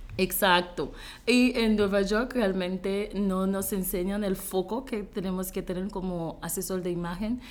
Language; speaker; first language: Spanish; non-native, fluent; Haitian Creole